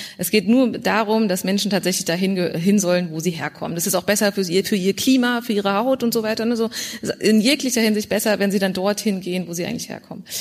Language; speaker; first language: German; early bilingual, other home language; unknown